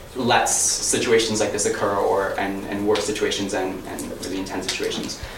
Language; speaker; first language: English; native; English